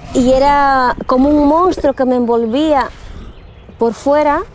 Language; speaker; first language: Spanish; native; Spanish